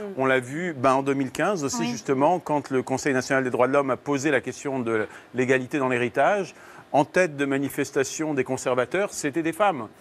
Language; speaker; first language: French; native; French